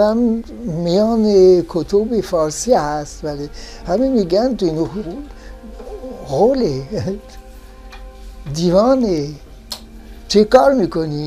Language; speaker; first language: Persian; non-native, fluent; French